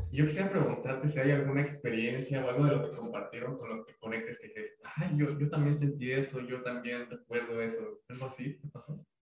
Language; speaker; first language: Spanish; native; Spanish